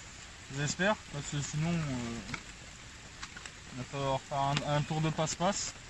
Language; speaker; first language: French; native; French